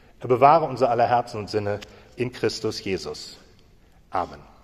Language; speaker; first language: German; native; German